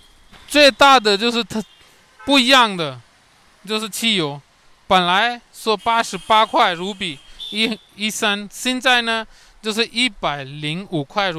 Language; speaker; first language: Chinese; non-native, learner; Hindi